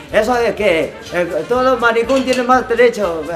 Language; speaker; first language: Spanish; non-native, learner; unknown